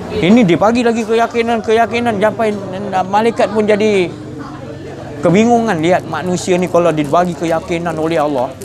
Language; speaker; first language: Malay; native; Malay